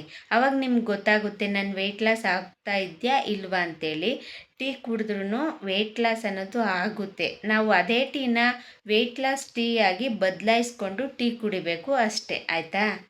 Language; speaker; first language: Kannada; native; Kannada